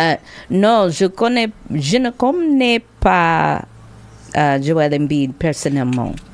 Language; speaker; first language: French; non-native, learner; English